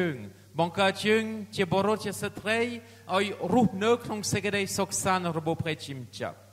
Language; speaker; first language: Khmer; non-native, fluent; French